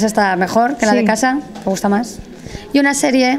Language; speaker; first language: Spanish; native; Spanish